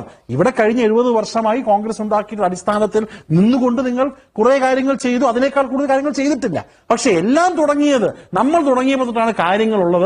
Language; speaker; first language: Malayalam; native; Malayalam